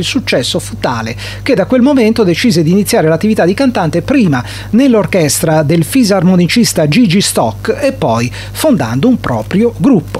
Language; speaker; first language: Italian; native; Italian